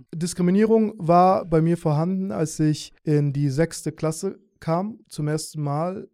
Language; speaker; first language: German; early bilingual, other home language; Russian